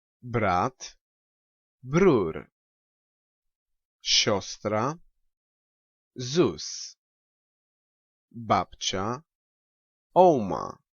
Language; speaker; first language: German; non-native, learner; Polish